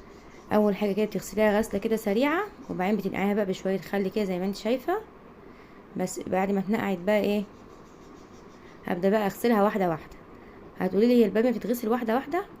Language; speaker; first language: Arabic; native; Arabic